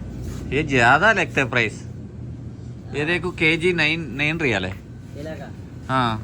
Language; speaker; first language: Hindi; non-native, local second language; Malayalam